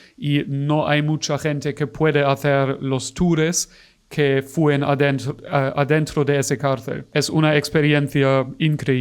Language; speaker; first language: Spanish; non-native, fluent; German